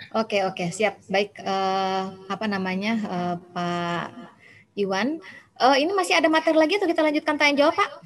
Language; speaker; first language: Indonesian; native; Indonesian